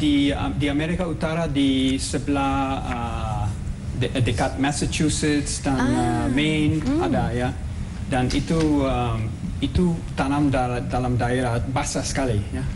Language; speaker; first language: Indonesian; non-native, fluent; English